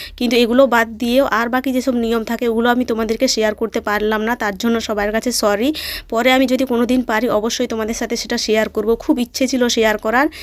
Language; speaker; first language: Bangla; native; Bangla